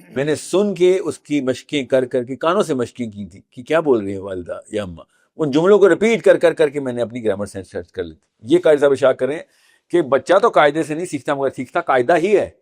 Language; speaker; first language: Urdu; native; Urdu